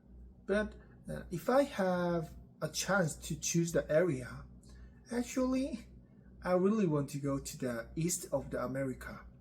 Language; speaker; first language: English; non-native, learner; Korean